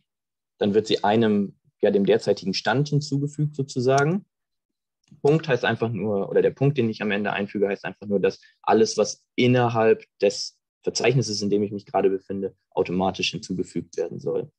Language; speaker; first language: German; native; German